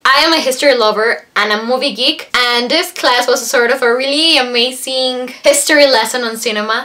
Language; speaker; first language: English; non-native, fluent; Spanish